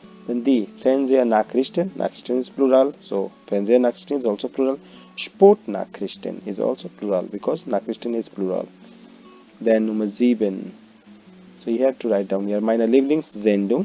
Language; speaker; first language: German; non-native, fluent; Hindi